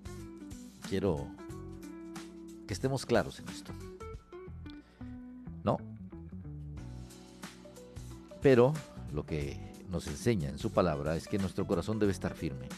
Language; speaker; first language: Spanish; native; Spanish